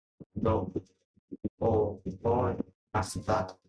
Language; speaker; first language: Japanese; non-native, fluent; Vietnamese